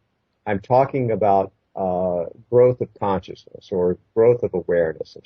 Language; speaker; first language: English; native; English